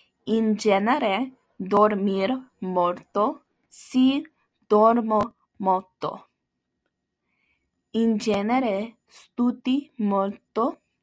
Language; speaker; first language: Italian; non-native, learner; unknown